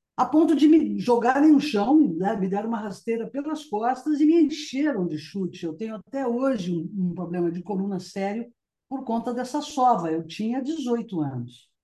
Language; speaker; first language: Portuguese; native; Portuguese